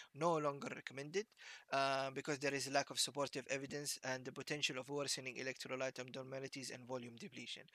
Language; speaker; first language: English; non-native, fluent; Arabic